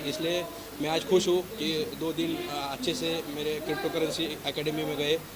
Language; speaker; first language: Hindi; non-native, local second language; Marathi